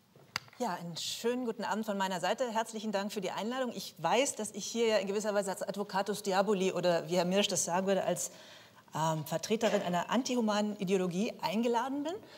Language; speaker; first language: German; native; German